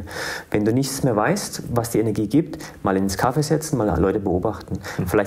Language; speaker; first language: German; early bilingual, other home language; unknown